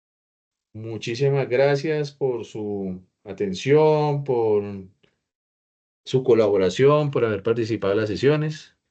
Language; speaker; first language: Spanish; native; Spanish